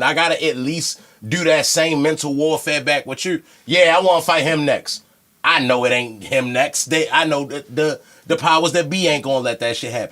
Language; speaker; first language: English; native; English